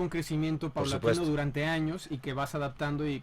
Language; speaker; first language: Spanish; native; Spanish